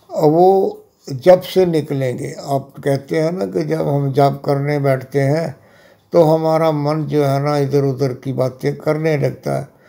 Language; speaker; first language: Hindi; non-native, local second language; Punjabi